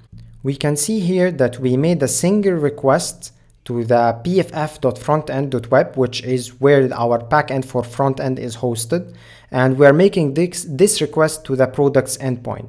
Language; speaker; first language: English; non-native, fluent; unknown